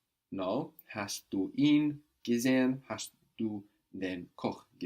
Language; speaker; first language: German; non-native, fluent; English